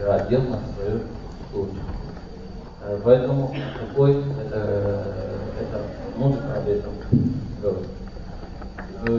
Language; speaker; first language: Russian; non-native, learner; Persian